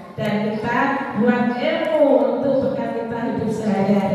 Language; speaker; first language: Indonesian; native; Indonesian